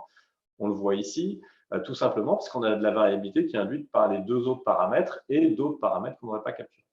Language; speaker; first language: French; native; French